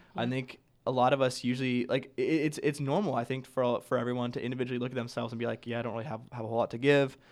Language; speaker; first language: English; native; English